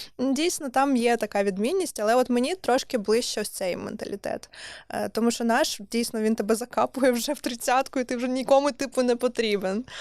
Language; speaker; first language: Ukrainian; native; Ukrainian